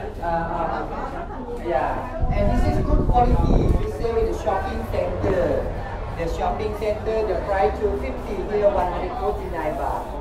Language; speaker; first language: English; non-native, learner; Thai